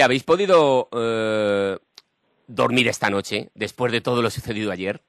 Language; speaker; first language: Spanish; native; Spanish